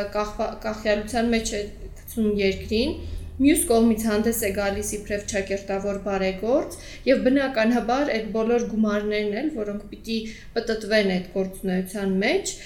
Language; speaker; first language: Armenian; early bilingual, heritage; Armenian